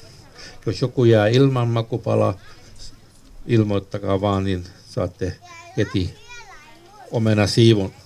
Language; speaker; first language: Finnish; non-native, local second language; Swedish